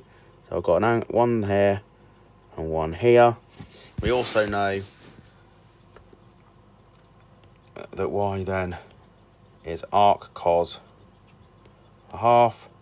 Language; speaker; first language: English; native; English